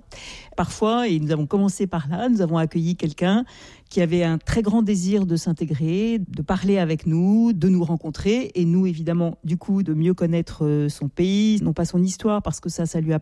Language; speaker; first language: French; native; French